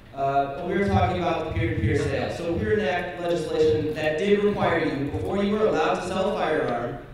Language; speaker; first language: English; native; English